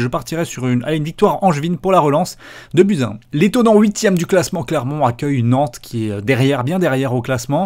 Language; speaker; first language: French; native; French